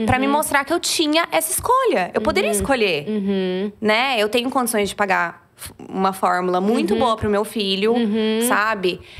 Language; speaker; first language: Portuguese; native; Portuguese